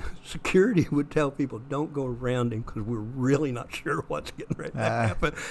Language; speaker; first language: English; native; English